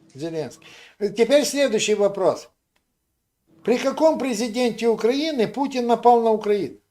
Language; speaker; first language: Russian; non-native, local second language; Ukrainian